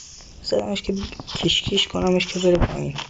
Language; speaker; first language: Persian; native; Persian